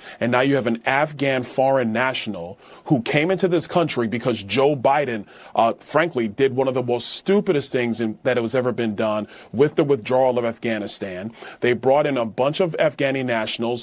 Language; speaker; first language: English; native; English